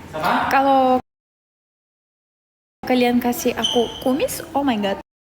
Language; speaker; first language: Indonesian; non-native, learner; Russian